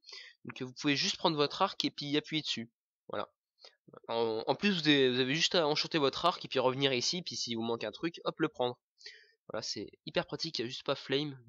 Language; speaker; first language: French; native; French